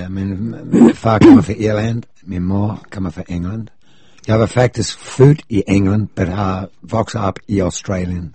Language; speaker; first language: Danish; non-native, fluent; English